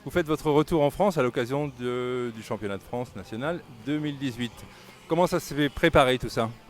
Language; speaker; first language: French; native; French